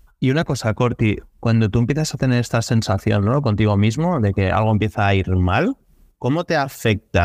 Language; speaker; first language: Spanish; native; Spanish